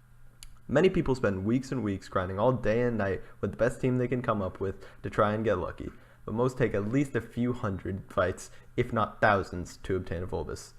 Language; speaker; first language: English; native; English